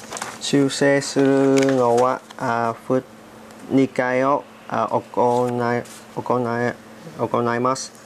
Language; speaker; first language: Japanese; non-native, learner; Vietnamese